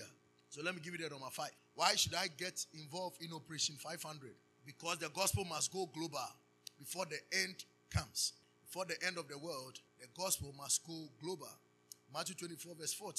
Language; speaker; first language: English; non-native, local second language; Akan